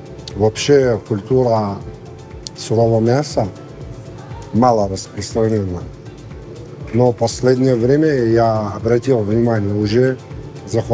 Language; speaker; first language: Russian; non-native, fluent; Arabic